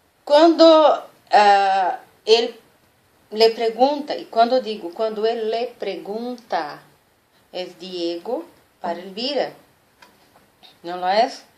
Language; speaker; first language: Spanish; non-native, fluent; Portuguese